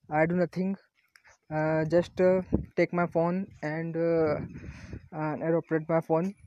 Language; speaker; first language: English; non-native, learner; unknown